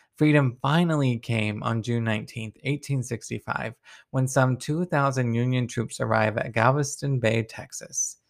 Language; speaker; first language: English; native; English